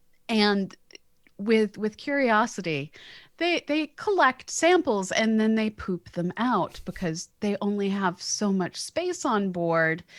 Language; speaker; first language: English; native; English